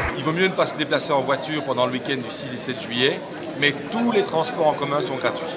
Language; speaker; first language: French; native; French